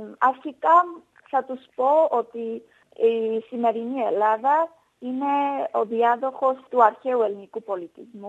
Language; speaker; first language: Greek; non-native, fluent; Armenian